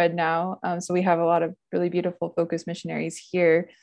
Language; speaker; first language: English; native; English